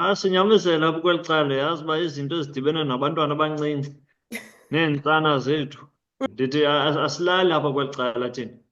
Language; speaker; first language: Xhosa; non-native, local second language; English